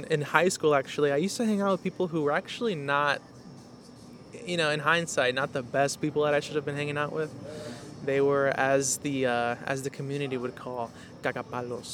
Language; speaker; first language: English; native; English